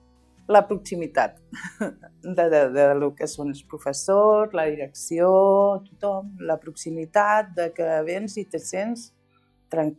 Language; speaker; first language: Catalan; non-native, local second language; Spanish